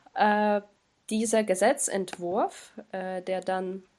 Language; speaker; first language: German; non-native, fluent; Ukrainian